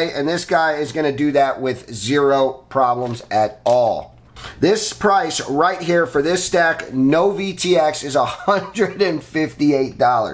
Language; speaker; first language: English; native; English